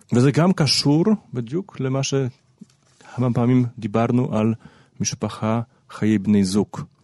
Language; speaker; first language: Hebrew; non-native, fluent; Polish